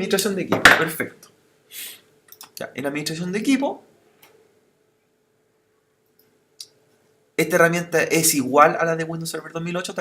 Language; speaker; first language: Spanish; native; Spanish